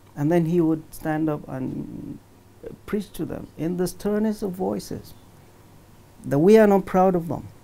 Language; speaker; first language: English; non-native, local second language; Hausa